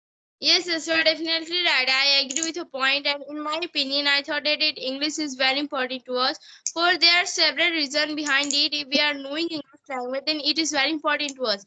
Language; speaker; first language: English; non-native, learner; Hindi